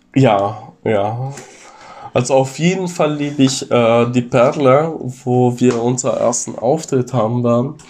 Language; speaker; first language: German; non-native, fluent; Romansh